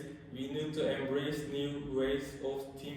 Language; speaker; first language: English; non-native, learner; Turkish